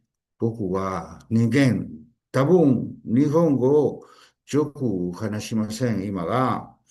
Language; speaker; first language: Japanese; non-native, learner; Spanish